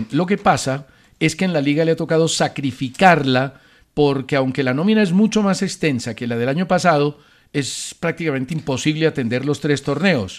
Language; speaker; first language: Spanish; native; Spanish